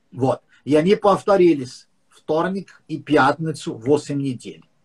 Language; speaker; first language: Russian; non-native, learner; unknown